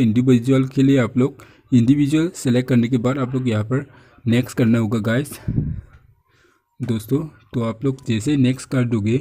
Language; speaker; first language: Hindi; non-native, local second language; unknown